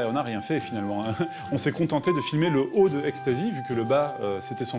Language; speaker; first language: French; native; French